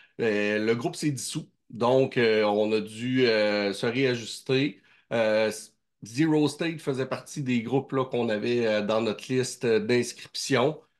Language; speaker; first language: French; native; French